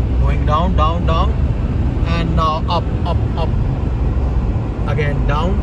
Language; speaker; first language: English; non-native, local second language; Hindi